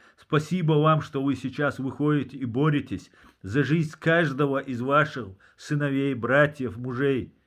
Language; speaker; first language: Russian; non-native, local second language; Chechen